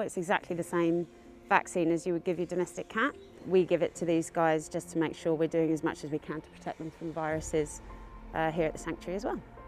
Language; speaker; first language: English; native; English